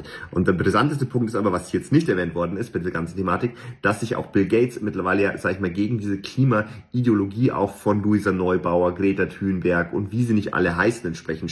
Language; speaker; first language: German; native; German